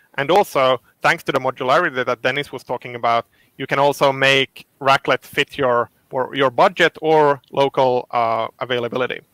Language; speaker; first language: English; non-native, fluent; Finnish